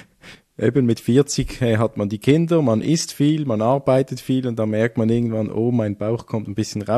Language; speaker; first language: German; native; German